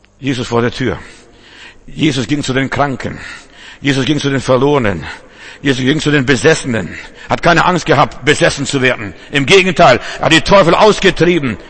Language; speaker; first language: German; non-native, fluent; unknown